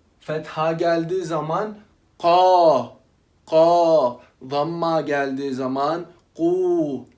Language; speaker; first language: Turkish; non-native, fluent; Arabic